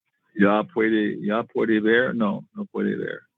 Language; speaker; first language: Spanish; non-native, learner; English